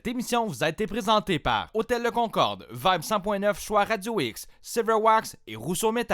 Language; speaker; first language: French; native; French